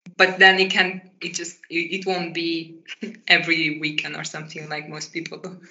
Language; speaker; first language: English; non-native, fluent; Portuguese